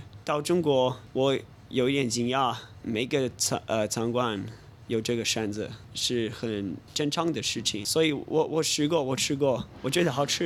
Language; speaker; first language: Chinese; non-native, fluent; English